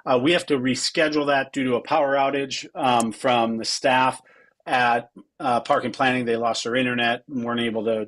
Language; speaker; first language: English; native; English